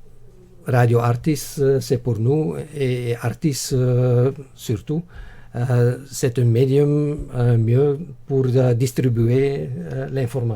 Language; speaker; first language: French; non-native, local second language; Dutch